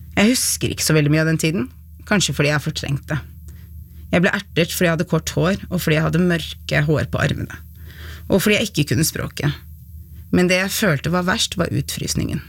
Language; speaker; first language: Norwegian; early bilingual, other home language; Arabic